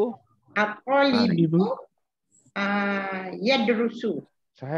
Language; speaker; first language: Arabic; non-native, fluent; Malay